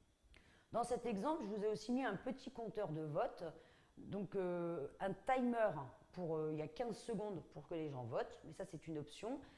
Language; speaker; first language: French; native; French